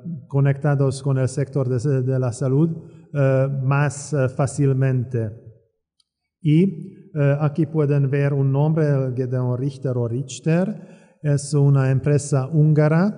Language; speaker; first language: Spanish; non-native, fluent; Hungarian